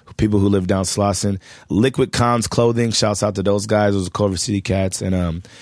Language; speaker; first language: English; native; English